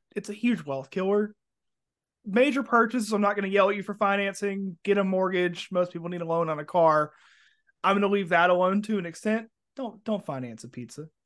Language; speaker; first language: English; native; English